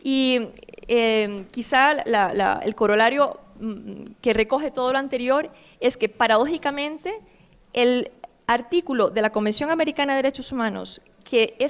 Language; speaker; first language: Spanish; native; Spanish